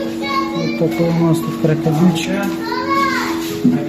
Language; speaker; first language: Russian; non-native, local second language; Uzbek